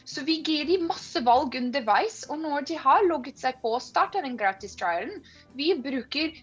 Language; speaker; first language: Norwegian; non-native, fluent; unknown